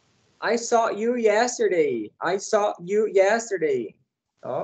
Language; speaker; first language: English; non-native, learner; Portuguese